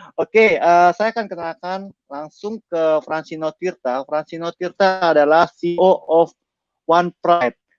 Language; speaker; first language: Indonesian; native; Indonesian